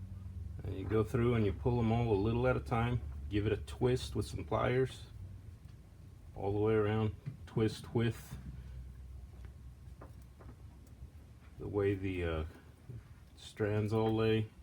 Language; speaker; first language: English; native; English